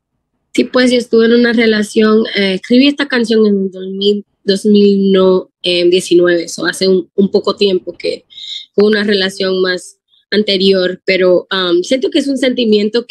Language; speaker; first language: Spanish; early bilingual, heritage; Spanish